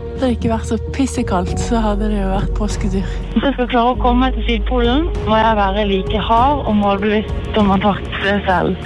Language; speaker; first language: Norwegian; native; Norwegian